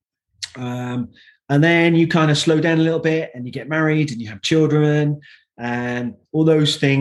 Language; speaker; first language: English; native; English